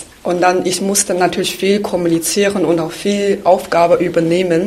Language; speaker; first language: German; non-native, fluent; Chinese